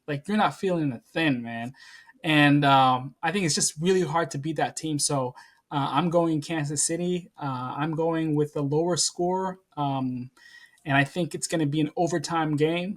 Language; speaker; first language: English; native; English